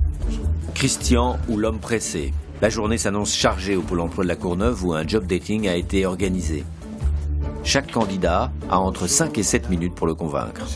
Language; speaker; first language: French; native; French